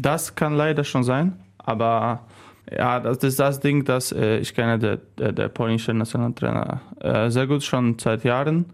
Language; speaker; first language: German; non-native, learner; Polish